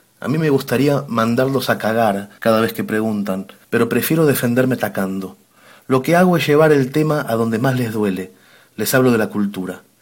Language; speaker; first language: Spanish; native; Spanish